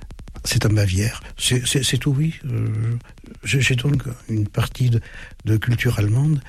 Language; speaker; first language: French; early bilingual, other home language; German